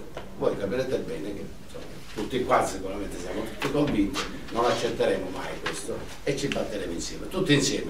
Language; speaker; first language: Italian; native; Italian